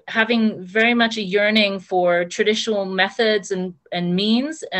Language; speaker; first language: English; native; English